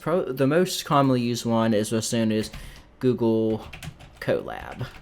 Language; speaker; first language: English; native; English